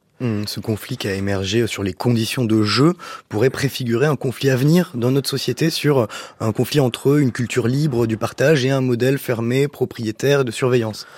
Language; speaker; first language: French; native; French